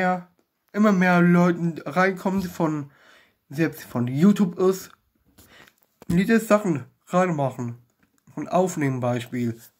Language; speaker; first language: German; non-native, learner; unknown